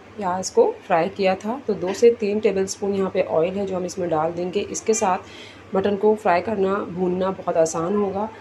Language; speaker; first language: Hindi; native; Hindi